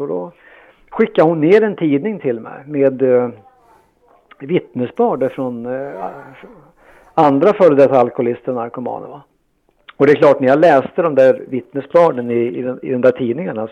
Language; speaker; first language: Swedish; native; Swedish